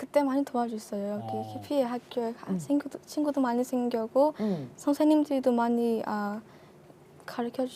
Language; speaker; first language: Korean; non-native, learner; Burmese